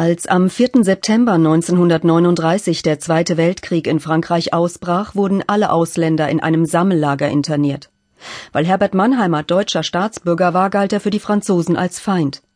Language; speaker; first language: German; native; German